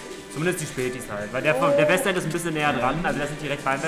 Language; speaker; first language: German; native; German